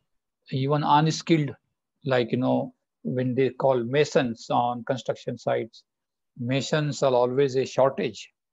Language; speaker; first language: English; non-native, local second language; Bangla